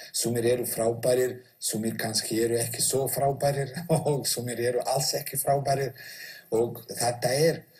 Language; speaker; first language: Icelandic; non-native, fluent; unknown